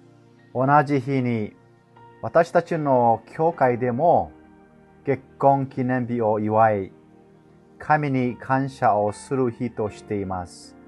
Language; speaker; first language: Japanese; non-native, fluent; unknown